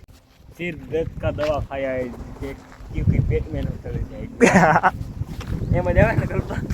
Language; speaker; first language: Hindi; non-native, local second language; Gujarati